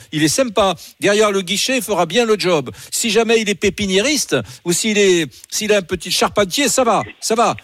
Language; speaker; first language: French; native; French